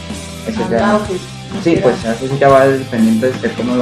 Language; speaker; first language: Spanish; native; Spanish